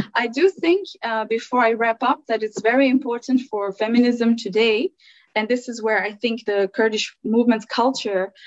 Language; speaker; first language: English; early bilingual, other home language; German